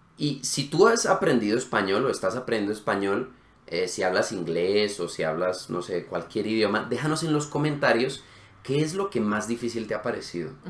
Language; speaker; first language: Spanish; native; Spanish